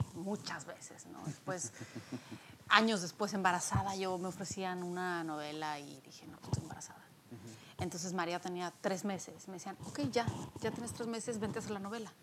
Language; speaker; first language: Spanish; early bilingual, other home language; Polish